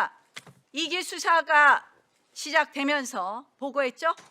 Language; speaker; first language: Korean; native; Korean